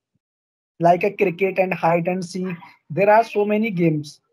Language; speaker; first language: English; non-native, learner; Hindi